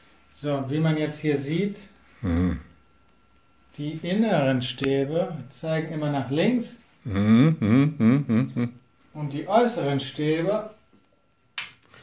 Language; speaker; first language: German; native; German